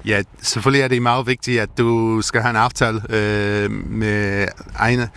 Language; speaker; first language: Danish; non-native, learner; English